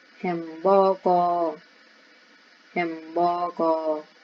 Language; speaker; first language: Korean; non-native, fluent; Thai